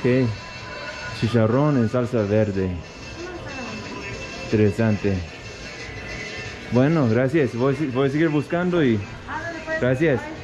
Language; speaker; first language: Spanish; non-native, learner; English